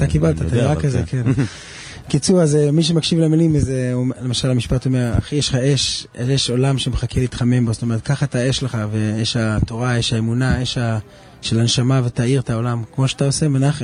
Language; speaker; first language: Hebrew; native; Hebrew